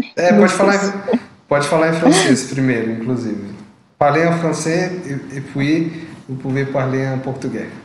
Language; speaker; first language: Portuguese; native; Portuguese